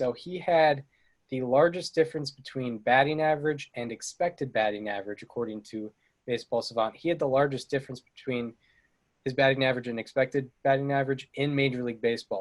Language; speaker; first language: English; native; English